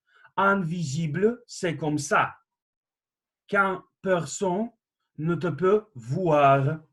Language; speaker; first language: French; non-native, fluent; Russian